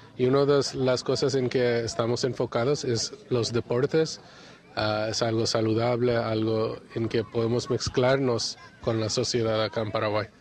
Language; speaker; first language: Spanish; non-native, fluent; English